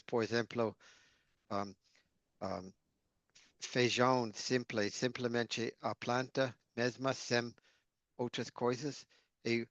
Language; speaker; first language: Portuguese; non-native, learner; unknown